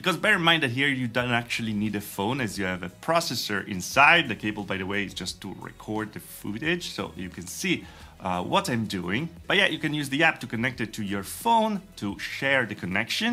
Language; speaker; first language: English; non-native, fluent; Italian